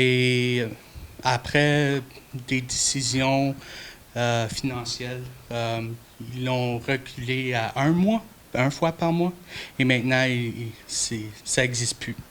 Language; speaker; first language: French; non-native, local second language; English